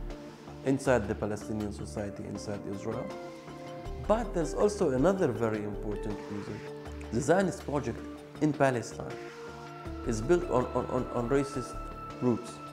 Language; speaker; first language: English; non-native, local second language; Arabic